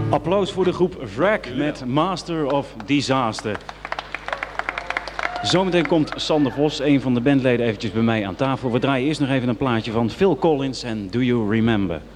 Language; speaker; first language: Dutch; native; Dutch